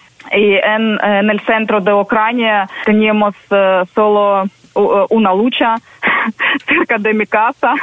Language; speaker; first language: Spanish; non-native, fluent; Ukrainian